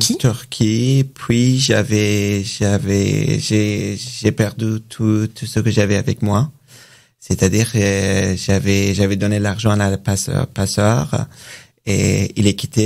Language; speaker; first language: French; non-native, learner; Persian